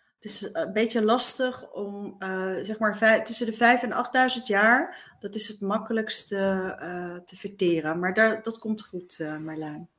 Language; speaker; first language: Dutch; native; Dutch